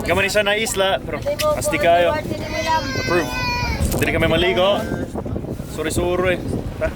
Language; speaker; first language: Cebuano; native; Cebuano